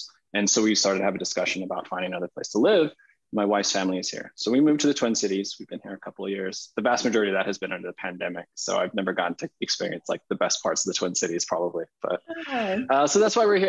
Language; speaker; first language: English; native; English